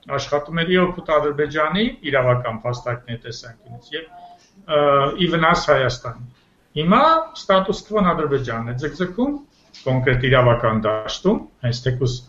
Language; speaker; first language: Armenian; native; Armenian